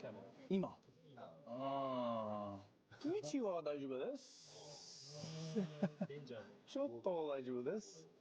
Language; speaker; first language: Japanese; non-native, learner; English